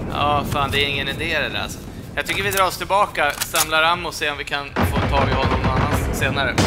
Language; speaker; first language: Swedish; native; Swedish